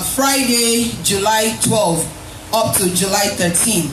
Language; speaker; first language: English; non-native, local second language; Yoruba